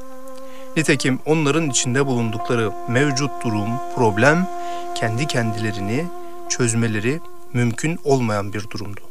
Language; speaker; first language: Turkish; native; Turkish